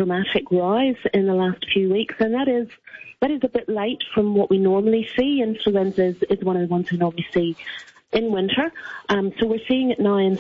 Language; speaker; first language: English; native; English